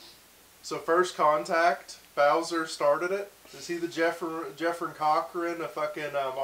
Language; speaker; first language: English; native; English